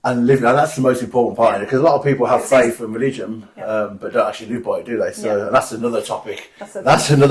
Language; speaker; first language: English; native; English